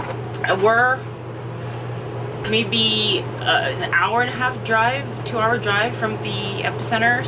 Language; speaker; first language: English; non-native, local second language; Filipino